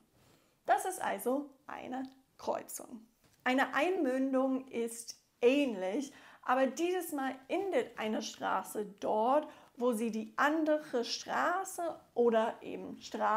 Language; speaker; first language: German; non-native, fluent; English